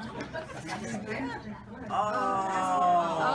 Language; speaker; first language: French; non-native, learner; English